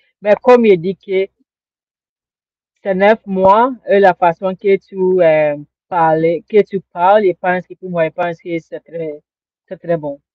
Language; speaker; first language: French; non-native, learner; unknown